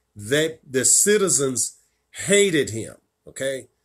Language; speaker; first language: English; native; English